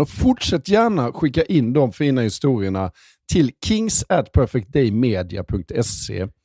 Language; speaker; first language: Swedish; native; Swedish